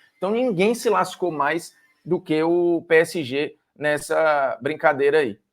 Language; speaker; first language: Portuguese; native; Portuguese